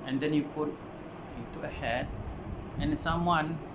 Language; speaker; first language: English; non-native, local second language; Malay